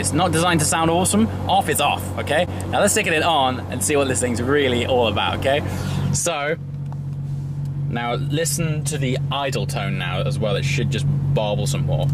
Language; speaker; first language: English; native; English